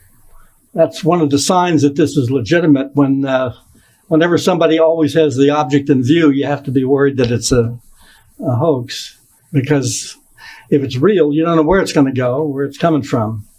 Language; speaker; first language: English; native; English